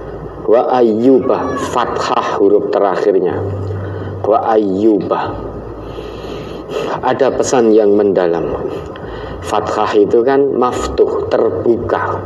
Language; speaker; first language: Indonesian; non-native, local second language; Javanese